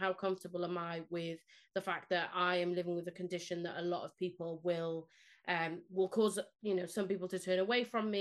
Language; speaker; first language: English; non-native, local second language; Spanish